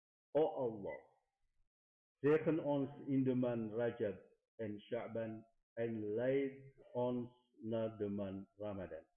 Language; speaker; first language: Dutch; non-native, fluent; Indonesian